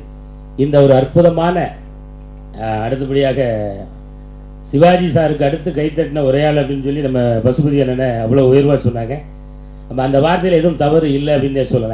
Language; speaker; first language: Tamil; native; Tamil